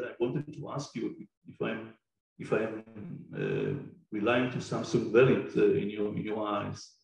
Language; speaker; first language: English; non-native, fluent; Hebrew